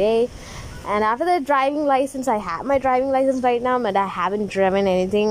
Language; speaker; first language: English; non-native, local second language; Tamil